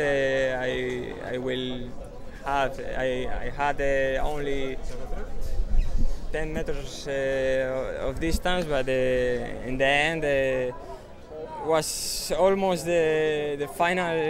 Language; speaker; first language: English; non-native, learner; Spanish